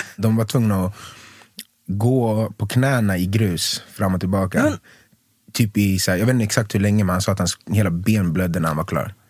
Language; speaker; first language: Swedish; native; Swedish